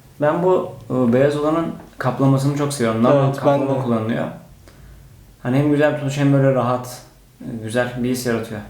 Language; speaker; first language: Turkish; native; Turkish